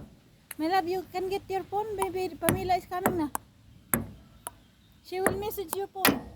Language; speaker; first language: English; non-native, local second language; Filipino